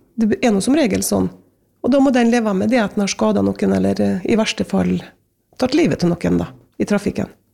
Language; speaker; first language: Norwegian; native; Norwegian